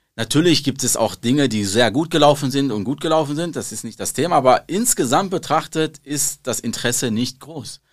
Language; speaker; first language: German; early bilingual, other home language; Arabic